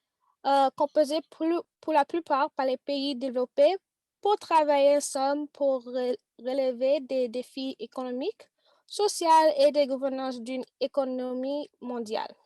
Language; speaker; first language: French; non-native, learner; English